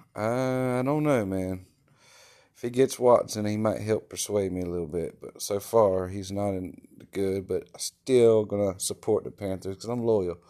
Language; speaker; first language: English; native; English